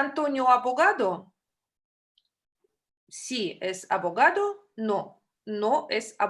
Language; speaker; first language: Spanish; non-native, fluent; Russian